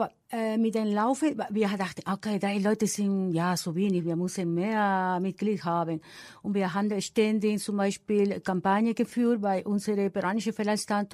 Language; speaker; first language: German; non-native, fluent; Spanish